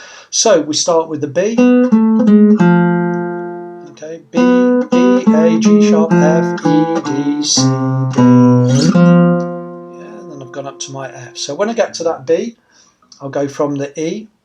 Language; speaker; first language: English; native; English